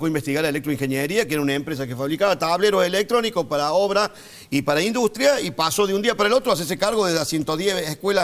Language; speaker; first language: Spanish; native; Spanish